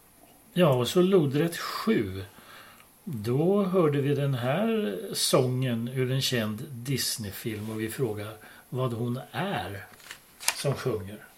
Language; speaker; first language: Swedish; native; Swedish